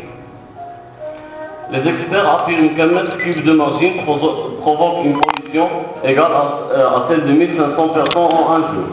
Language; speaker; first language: French; non-native, local second language; Arabic